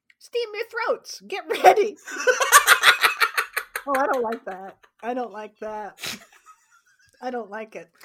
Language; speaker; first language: English; native; English